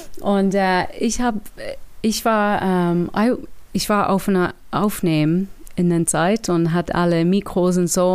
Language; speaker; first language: German; non-native, learner; English